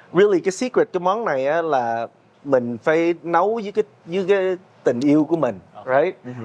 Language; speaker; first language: Vietnamese; early bilingual, heritage; Vietnamese